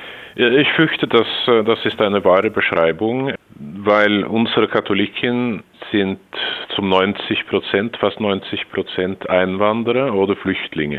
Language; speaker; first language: German; non-native, fluent; Norwegian